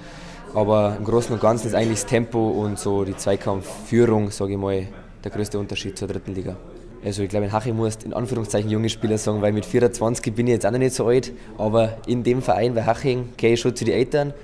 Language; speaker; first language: German; native; German